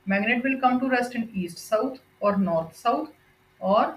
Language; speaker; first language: English; non-native, local second language; Punjabi